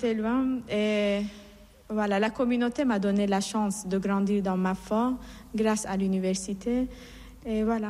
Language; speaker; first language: French; non-native, fluent; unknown